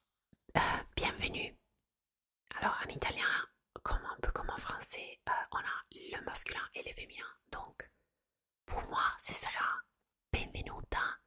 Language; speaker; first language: French; non-native, fluent; Italian